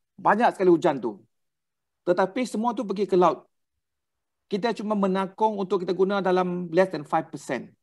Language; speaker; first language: Malay; non-native, local second language; Thai